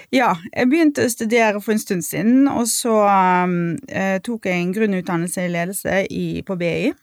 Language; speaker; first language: Norwegian; non-native, fluent; Russian